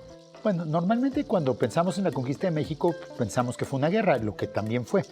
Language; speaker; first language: Spanish; native; Spanish